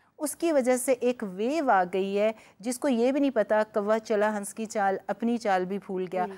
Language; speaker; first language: Urdu; non-native, local second language; Punjabi